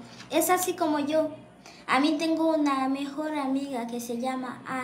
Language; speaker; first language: Spanish; non-native, learner; Haitian Creole